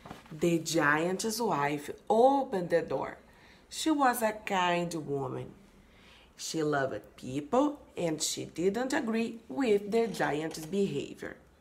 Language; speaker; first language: English; non-native, fluent; Portuguese